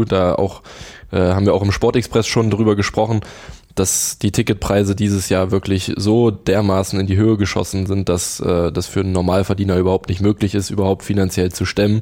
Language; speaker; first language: German; native; German